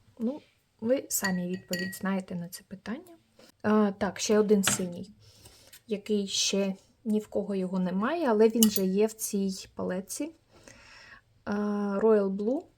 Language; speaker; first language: Ukrainian; native; Ukrainian